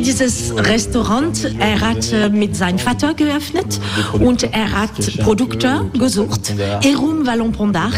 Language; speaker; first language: German; non-native, learner; French